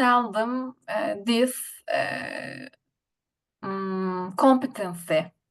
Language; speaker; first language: English; non-native, learner; Turkish